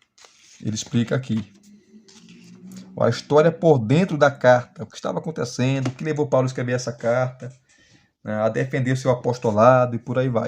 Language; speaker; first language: Portuguese; native; Portuguese